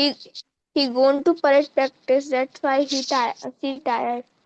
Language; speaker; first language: English; non-native, learner; Hindi